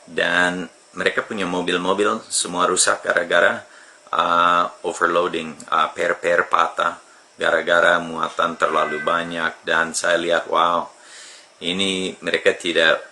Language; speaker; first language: Indonesian; non-native, fluent; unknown